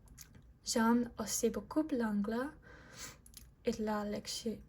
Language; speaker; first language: French; non-native, learner; English